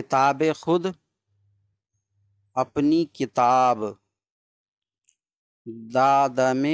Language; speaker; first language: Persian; non-native, fluent; Urdu